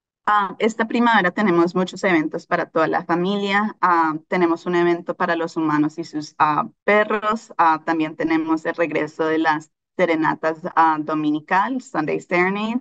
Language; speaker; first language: Spanish; early bilingual, heritage; Spanish